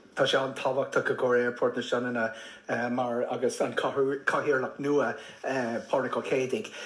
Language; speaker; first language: Irish; non-native, local second language; English